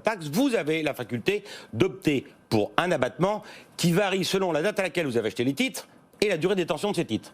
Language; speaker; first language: French; native; French